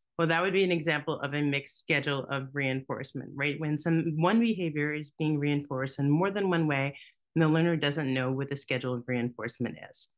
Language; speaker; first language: English; native; English